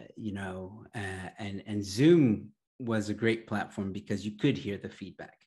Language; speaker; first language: English; early bilingual, other home language; Arabic